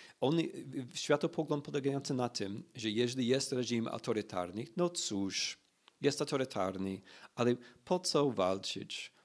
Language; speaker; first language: Polish; non-native, fluent; English